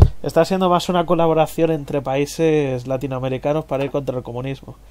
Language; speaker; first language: Spanish; native; Spanish